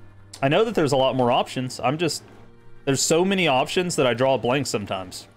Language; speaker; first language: English; native; English